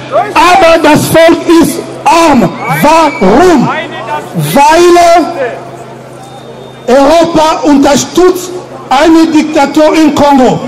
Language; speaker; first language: German; non-native, fluent; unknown